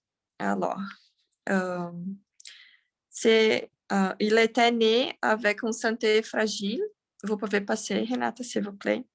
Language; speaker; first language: French; non-native, learner; Portuguese